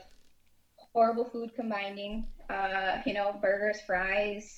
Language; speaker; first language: English; native; English